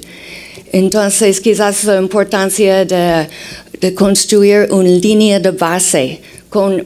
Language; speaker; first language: Spanish; non-native, fluent; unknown